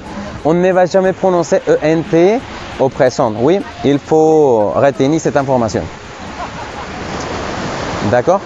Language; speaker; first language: French; non-native, fluent; Spanish